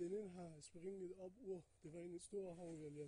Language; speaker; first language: Danish; non-native, learner; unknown